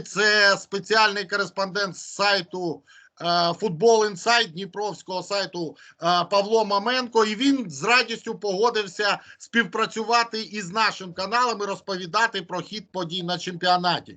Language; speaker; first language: Ukrainian; native; Ukrainian